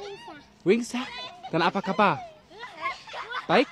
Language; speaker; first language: Indonesian; non-native, learner; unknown